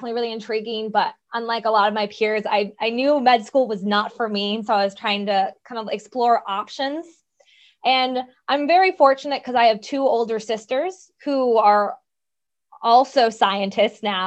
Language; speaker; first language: English; native; English